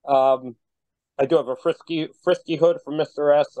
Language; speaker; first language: English; native; English